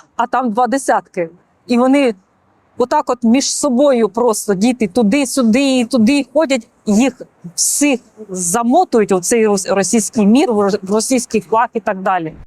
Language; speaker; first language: Ukrainian; native; Ukrainian